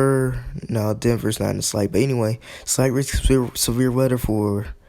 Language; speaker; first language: English; native; English